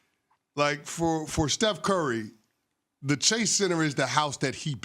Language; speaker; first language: English; native; English